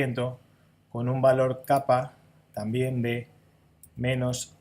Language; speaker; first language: Spanish; native; Spanish